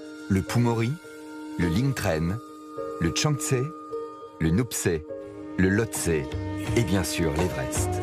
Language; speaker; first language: French; native; French